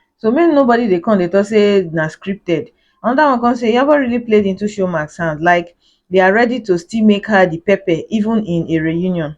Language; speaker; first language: Nigerian Pidgin; native; Nigerian Pidgin